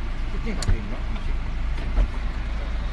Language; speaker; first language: Korean; native; Korean